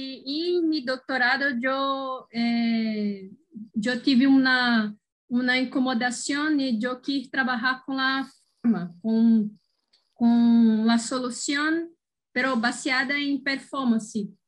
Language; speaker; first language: Spanish; non-native, learner; Portuguese